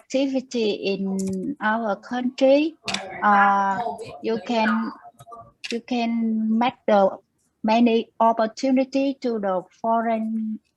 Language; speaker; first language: English; non-native, learner; Vietnamese